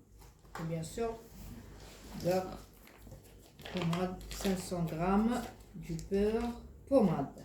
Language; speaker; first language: French; non-native, fluent; Arabic